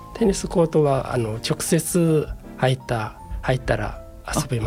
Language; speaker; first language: Japanese; non-native, learner; Mongolian